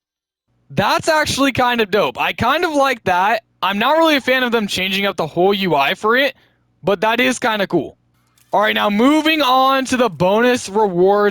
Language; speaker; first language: English; native; English